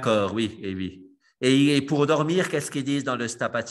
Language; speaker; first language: French; native; French